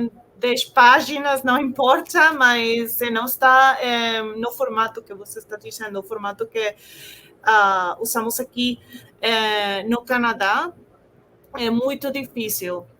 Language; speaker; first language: Portuguese; non-native, fluent; Spanish